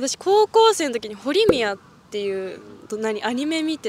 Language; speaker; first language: Japanese; native; Japanese